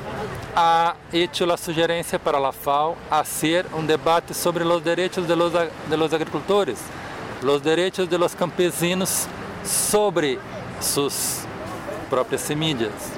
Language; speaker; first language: Spanish; non-native, fluent; Portuguese